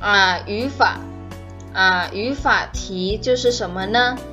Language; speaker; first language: Chinese; non-native, fluent; Indonesian